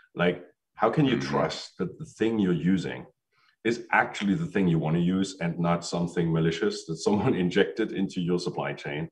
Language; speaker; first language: English; non-native, fluent; German